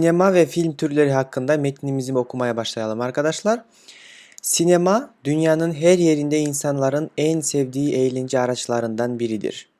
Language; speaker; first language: Turkish; non-native, fluent; Kyrgyz